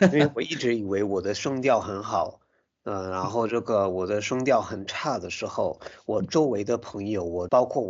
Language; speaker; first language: Chinese; non-native, fluent; English